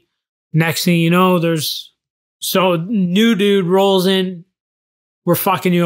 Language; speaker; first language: English; native; English